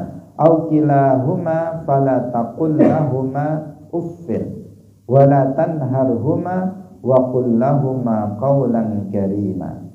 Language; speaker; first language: Indonesian; non-native, local second language; Javanese